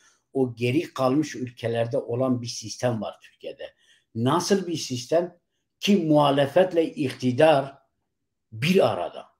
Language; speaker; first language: Turkish; non-native, local second language; Kurdish